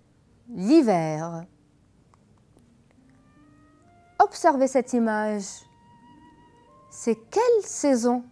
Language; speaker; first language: French; non-native, fluent; Arabic